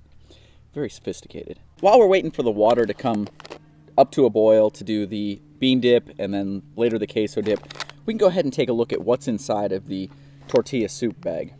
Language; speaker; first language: English; native; English